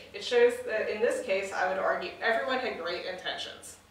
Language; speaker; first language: English; native; English